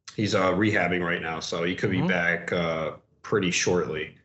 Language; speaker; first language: English; native; English